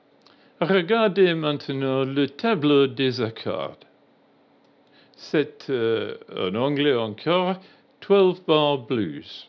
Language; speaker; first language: French; non-native, learner; English